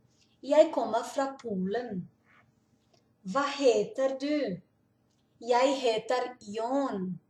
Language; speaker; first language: Norwegian; non-native, learner; Portuguese